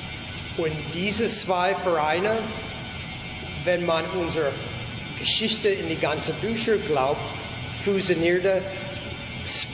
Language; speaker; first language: German; non-native, fluent; English